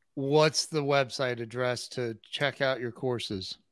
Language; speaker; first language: English; native; English